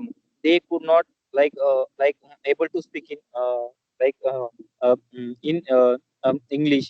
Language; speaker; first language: English; non-native, learner; Marathi